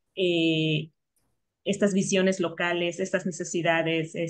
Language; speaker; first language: Spanish; native; Spanish